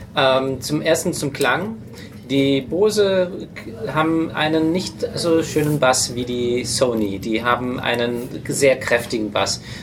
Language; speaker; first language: German; non-native, fluent; English